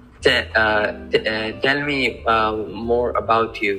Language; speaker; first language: English; non-native, learner; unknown